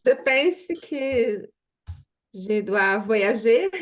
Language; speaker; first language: French; non-native, learner; Portuguese